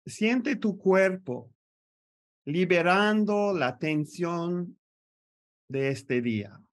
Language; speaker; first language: Spanish; non-native, fluent; French